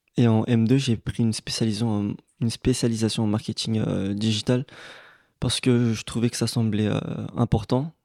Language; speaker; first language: French; native; French